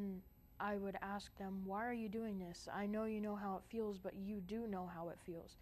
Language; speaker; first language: English; native; English